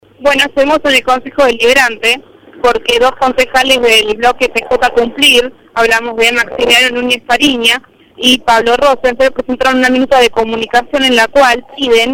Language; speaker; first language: Spanish; native; Spanish